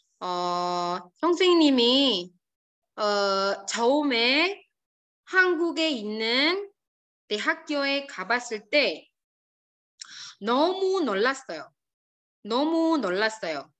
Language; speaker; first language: Korean; non-native, fluent; Indonesian